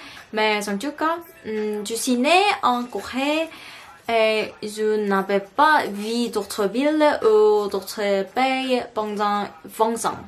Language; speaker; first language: French; non-native, learner; Korean